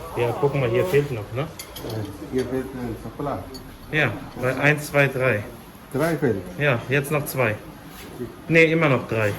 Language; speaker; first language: German; non-native, fluent; Tamil